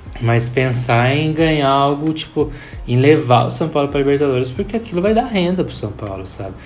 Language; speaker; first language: Portuguese; native; Portuguese